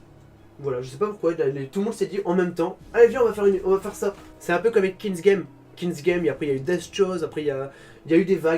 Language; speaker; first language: French; native; French